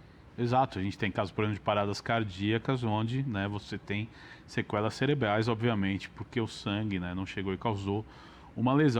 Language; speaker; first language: Portuguese; native; Portuguese